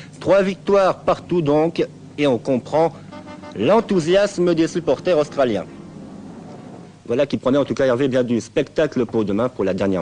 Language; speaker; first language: French; native; French